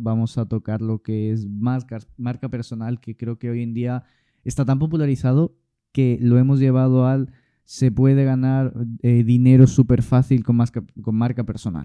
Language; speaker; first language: Spanish; native; Spanish